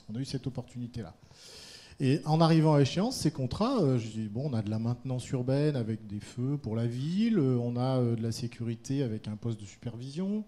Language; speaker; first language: French; native; French